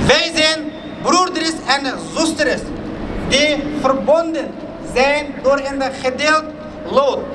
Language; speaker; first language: Dutch; non-native, fluent; Uyghur